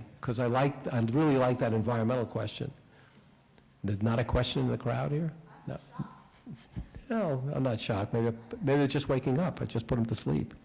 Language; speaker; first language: English; native; English